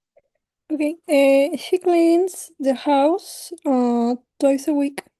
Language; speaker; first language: English; non-native, learner; Spanish